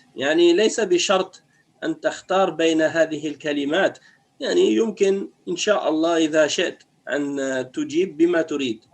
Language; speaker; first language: Arabic; non-native, fluent; French